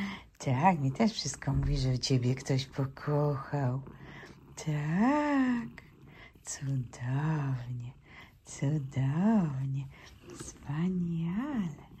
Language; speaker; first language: Polish; native; Polish